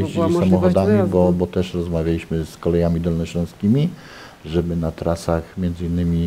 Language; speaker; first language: Polish; native; Polish